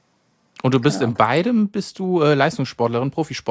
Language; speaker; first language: German; native; German